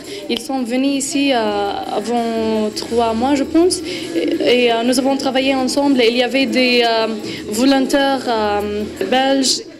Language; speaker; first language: French; non-native, fluent; Arabic